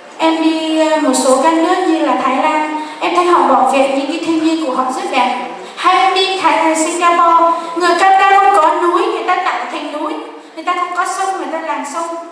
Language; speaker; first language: Vietnamese; non-native, local second language; Hmong